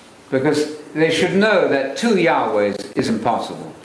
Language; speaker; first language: English; native; English